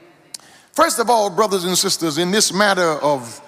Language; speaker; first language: English; native; English